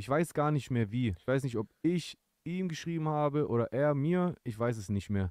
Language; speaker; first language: German; native; German